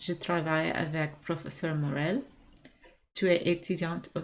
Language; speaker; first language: French; non-native, learner; English